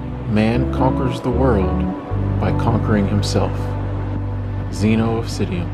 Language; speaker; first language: English; native; English